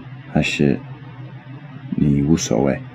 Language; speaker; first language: Chinese; non-native, learner; English